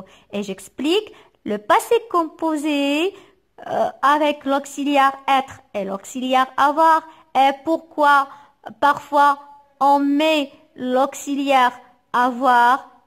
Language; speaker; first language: French; non-native, local second language; Arabic